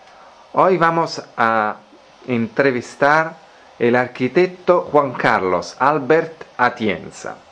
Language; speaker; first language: Spanish; non-native, learner; Italian